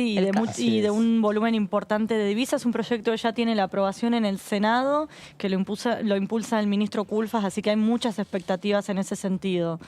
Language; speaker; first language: Spanish; native; Spanish